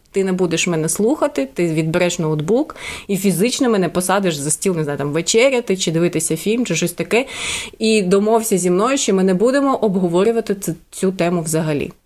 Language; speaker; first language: Ukrainian; native; Ukrainian